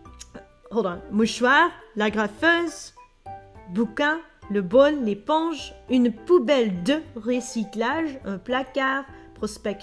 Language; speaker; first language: French; non-native, learner; Dutch